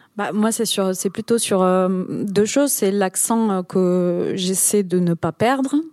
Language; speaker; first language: French; native; French